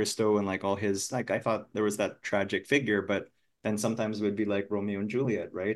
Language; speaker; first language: English; non-native, local second language; Filipino